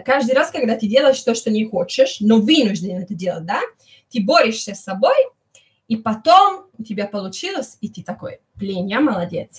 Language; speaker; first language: Russian; early bilingual, heritage; Italian